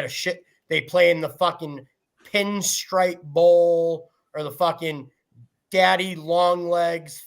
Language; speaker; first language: English; native; English